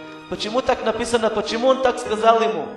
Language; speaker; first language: Russian; non-native, learner; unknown